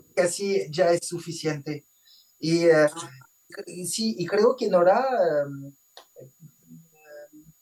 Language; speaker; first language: Spanish; non-native, fluent; French